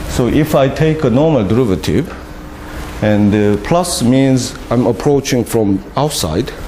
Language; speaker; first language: English; non-native, fluent; Korean